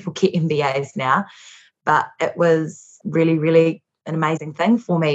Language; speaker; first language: English; native; English